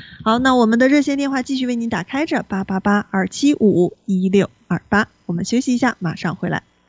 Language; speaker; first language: Chinese; native; Chinese